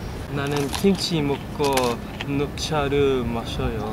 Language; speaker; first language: Korean; non-native, learner; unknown